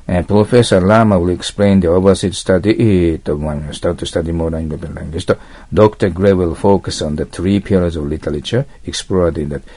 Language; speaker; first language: English; non-native, fluent; Japanese